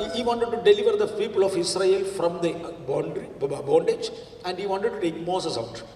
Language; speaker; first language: English; non-native, local second language; Malayalam